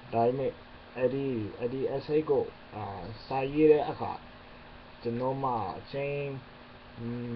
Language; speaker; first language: Burmese; non-native, learner; English